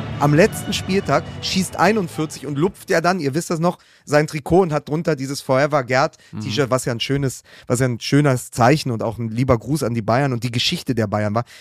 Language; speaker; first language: German; native; German